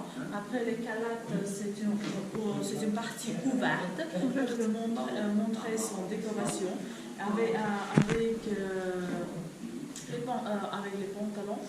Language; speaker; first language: French; non-native, learner; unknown